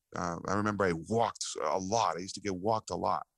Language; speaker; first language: English; early bilingual, other home language; Spanish